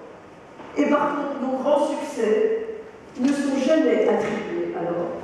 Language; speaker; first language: French; native; French